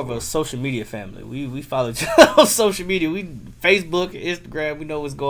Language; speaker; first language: English; native; English